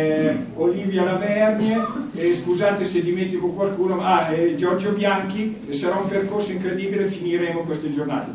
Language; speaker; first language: Italian; native; Italian